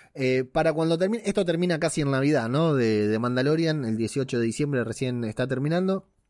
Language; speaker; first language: Spanish; native; Spanish